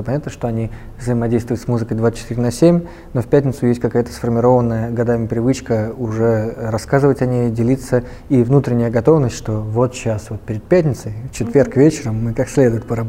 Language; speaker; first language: Russian; native; Russian